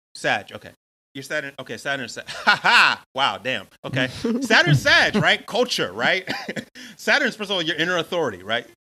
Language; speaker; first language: English; native; English